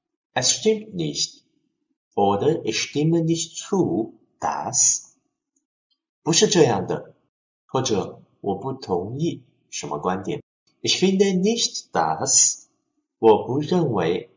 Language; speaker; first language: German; non-native, fluent; Chinese